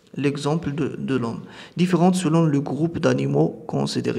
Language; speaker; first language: French; non-native, local second language; Arabic